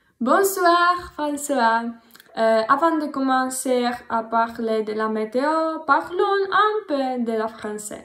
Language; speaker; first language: French; non-native, learner; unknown